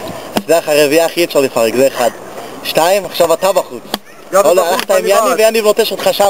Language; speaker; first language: Hebrew; native; Hebrew